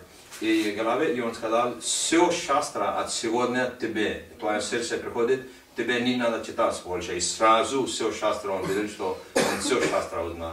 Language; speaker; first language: Russian; non-native, learner; Hindi